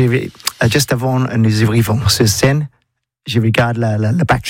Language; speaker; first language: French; non-native, learner; English